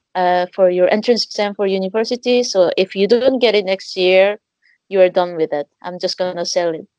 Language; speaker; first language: English; non-native, fluent; Korean